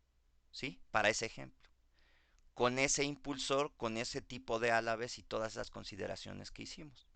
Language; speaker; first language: Spanish; native; Spanish